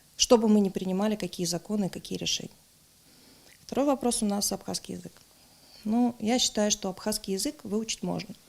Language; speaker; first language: Russian; native; Russian